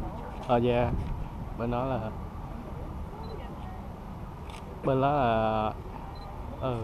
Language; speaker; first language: Vietnamese; early bilingual, heritage; Vietnamese